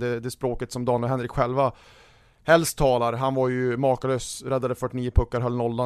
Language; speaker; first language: Swedish; native; Swedish